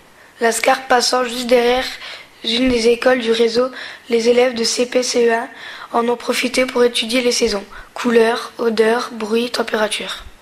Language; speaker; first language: French; native; French